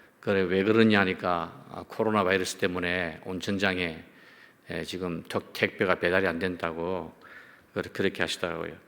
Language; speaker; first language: Korean; native; Korean